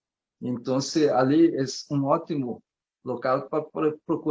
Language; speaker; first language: Spanish; non-native, learner; Portuguese